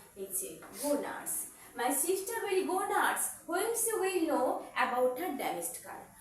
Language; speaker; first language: English; non-native, local second language; Bangla